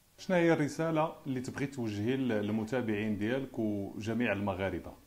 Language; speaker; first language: Arabic; native; Arabic